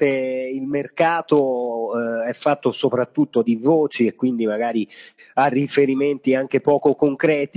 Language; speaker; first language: Italian; native; Italian